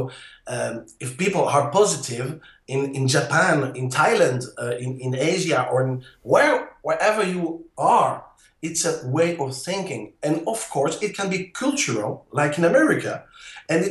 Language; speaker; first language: English; non-native, fluent; French